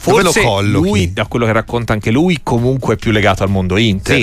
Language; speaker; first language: Italian; native; Italian